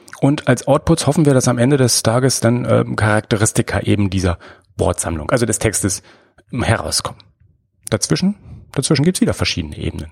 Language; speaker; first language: German; native; German